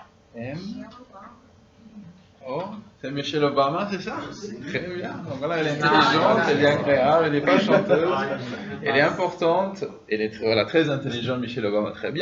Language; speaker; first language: French; non-native, fluent; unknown